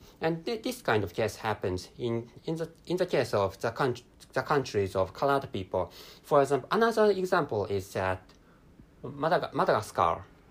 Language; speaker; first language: English; non-native, fluent; Japanese